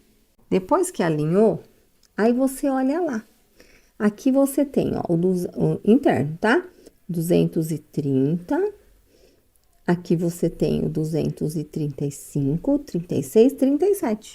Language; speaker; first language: Portuguese; native; Portuguese